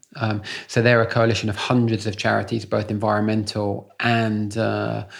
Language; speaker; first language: English; native; English